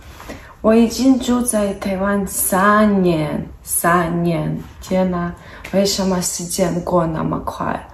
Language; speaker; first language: Chinese; non-native, fluent; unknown